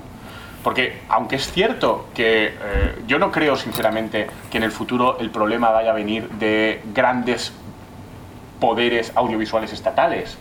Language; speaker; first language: Spanish; native; Spanish